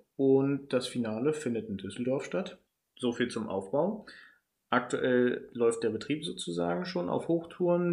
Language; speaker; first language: German; native; German